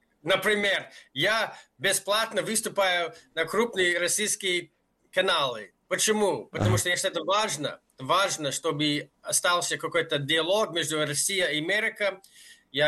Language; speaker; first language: Russian; non-native, fluent; English